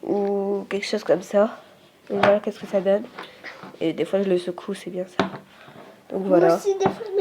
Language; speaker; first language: French; native; French